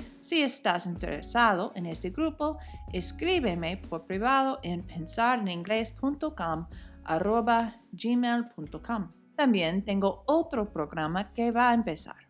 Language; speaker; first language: Spanish; non-native, fluent; English